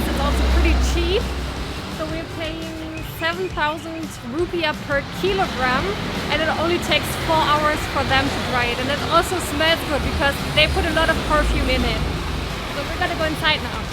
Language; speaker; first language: English; non-native, fluent; German